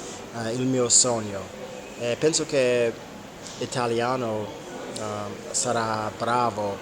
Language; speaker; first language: Italian; non-native, learner; English